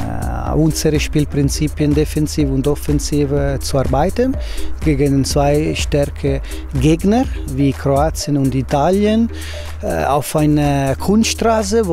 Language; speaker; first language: German; non-native, fluent; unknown